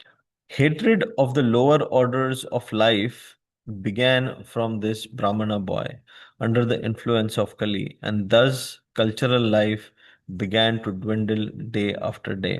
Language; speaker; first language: English; non-native, local second language; Hindi